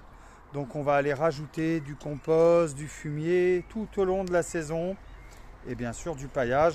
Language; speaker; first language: French; native; French